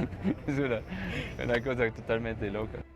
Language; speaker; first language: Spanish; non-native, fluent; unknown